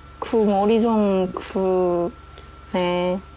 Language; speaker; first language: Korean; non-native, learner; Chinese